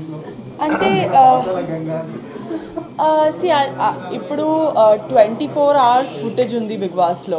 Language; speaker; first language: Telugu; non-native, learner; Gujarati